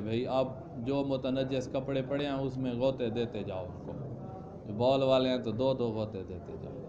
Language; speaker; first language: Urdu; non-native, local second language; Punjabi